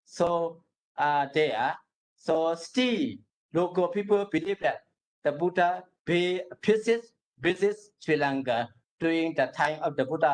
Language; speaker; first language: English; non-native, learner; Burmese